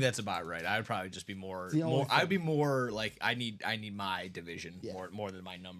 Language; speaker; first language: English; native; English